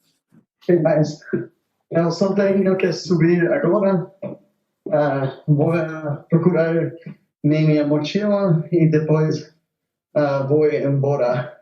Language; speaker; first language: Portuguese; non-native, learner; Spanish